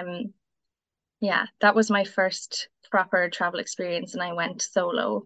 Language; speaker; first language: English; native; English